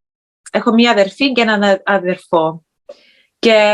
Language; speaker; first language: Greek; early bilingual, heritage; Greek